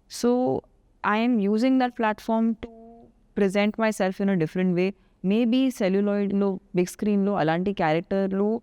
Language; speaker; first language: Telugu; non-native, local second language; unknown